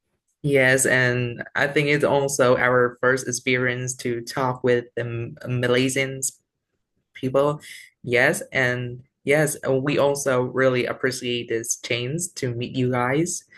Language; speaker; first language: English; non-native, learner; Vietnamese